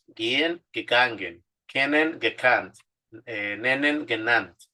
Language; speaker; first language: German; non-native, fluent; Spanish